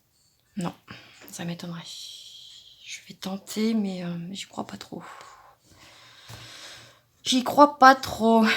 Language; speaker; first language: French; native; French